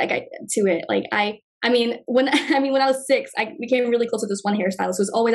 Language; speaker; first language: English; native; English